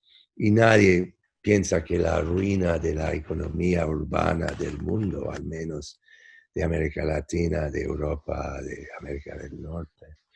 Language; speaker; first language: Spanish; non-native, fluent; English